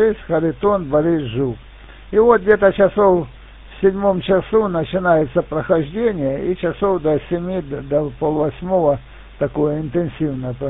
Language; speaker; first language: Russian; native; Russian